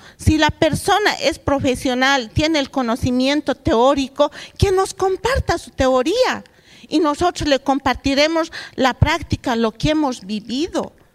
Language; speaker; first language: Spanish; non-native, local second language; Aymara